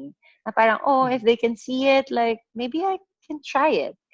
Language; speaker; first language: English; non-native, local second language; Hiligaynon